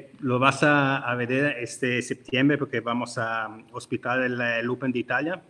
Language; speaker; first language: Spanish; non-native, learner; Italian